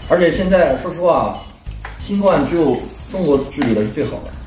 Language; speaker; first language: Chinese; native; Chinese